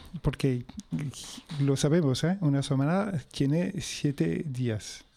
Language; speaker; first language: Spanish; non-native, fluent; French